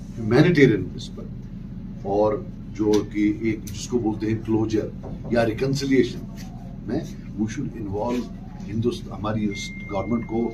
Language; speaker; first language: Urdu; non-native, local second language; Kashmiri